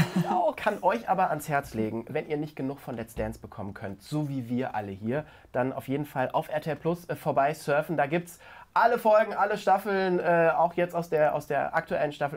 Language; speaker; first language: German; native; German